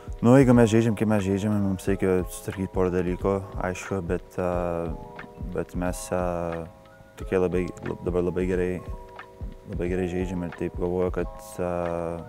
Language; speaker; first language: Lithuanian; early bilingual, heritage; Lithuanian